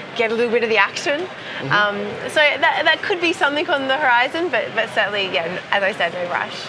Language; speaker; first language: English; native; English